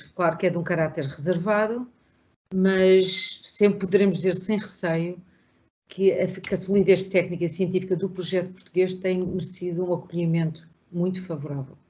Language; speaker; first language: Portuguese; native; Portuguese